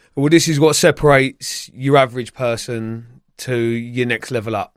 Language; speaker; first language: English; native; English